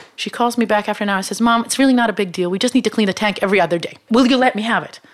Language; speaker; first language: English; non-native, fluent; Hebrew